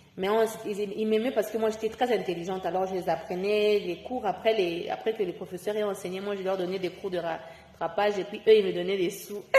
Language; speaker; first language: French; non-native, local second language; Lingala